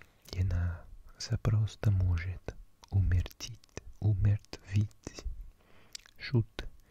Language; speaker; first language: Russian; non-native, learner; English